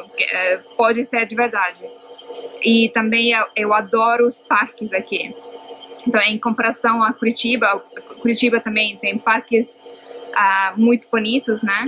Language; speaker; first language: Portuguese; non-native, fluent; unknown